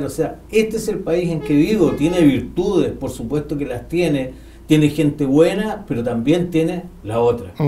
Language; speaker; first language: Spanish; native; Spanish